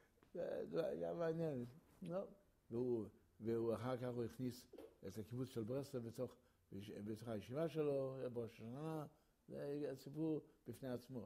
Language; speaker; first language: Hebrew; early bilingual, other home language; Yiddish